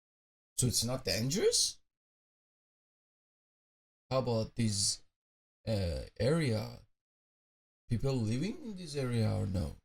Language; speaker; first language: English; non-native, fluent; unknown